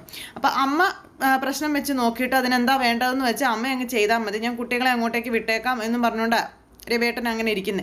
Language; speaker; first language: Malayalam; native; Malayalam